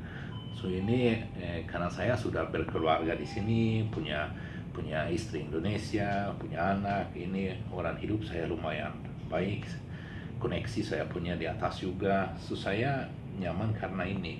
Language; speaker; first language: Indonesian; non-native, learner; Swedish